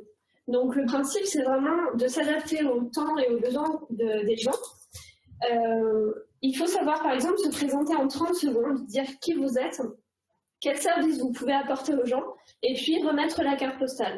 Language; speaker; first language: French; native; French